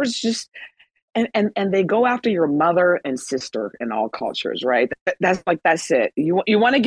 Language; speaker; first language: English; early bilingual, other home language; Persian